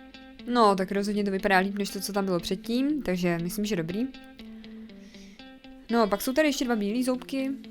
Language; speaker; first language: Czech; native; Czech